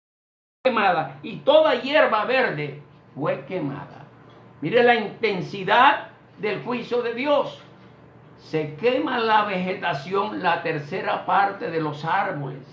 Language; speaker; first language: Spanish; native; Spanish